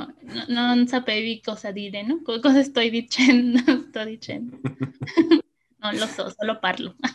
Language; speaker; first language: Italian; non-native, fluent; Spanish